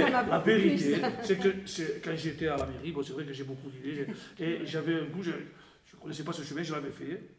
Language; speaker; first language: French; native; French